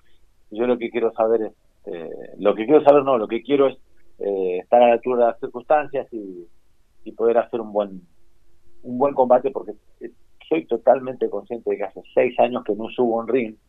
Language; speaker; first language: Spanish; native; Spanish